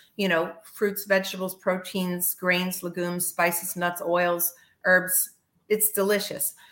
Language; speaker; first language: English; native; English